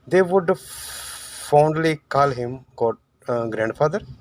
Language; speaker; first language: English; non-native, local second language; Punjabi